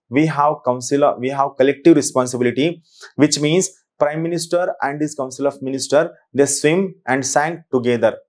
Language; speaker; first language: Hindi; non-native, local second language; Marathi